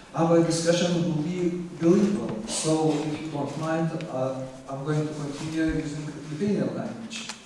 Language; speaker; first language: English; non-native, fluent; Lithuanian